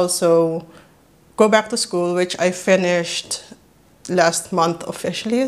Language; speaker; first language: English; non-native, fluent; Papiamento